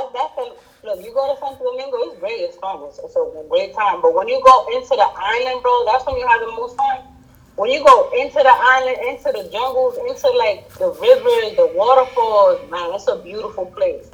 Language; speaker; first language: English; early bilingual, other home language; Spanish